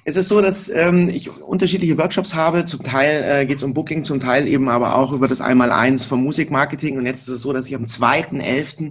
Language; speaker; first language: German; native; German